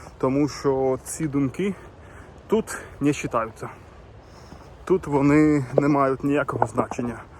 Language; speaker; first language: Ukrainian; non-native, local second language; Russian